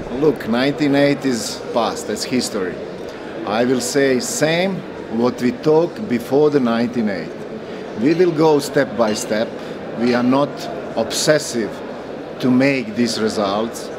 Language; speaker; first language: English; non-native, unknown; Croatian